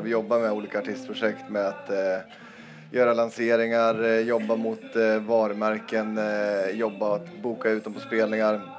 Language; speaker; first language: Swedish; native; Swedish